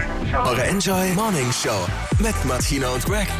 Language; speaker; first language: German; native; German